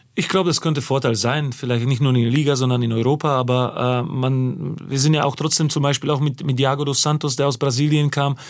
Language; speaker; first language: German; non-native, fluent; Slovak